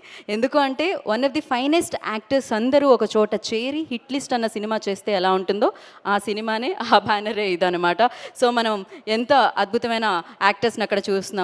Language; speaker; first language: Telugu; native; Telugu